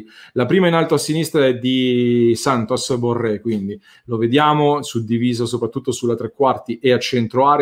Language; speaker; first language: Italian; native; Italian